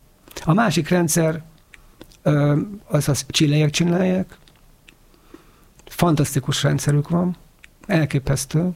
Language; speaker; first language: Hungarian; native; Hungarian